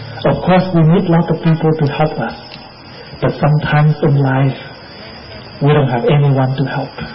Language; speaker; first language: English; non-native, fluent; Vietnamese